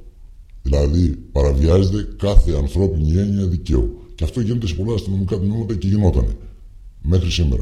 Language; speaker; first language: Greek; native; Greek